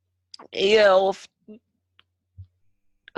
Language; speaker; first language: English; non-native, fluent; German